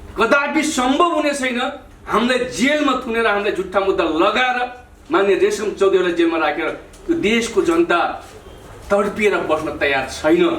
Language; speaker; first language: Nepali; non-native, local second language; Dangaura Tharu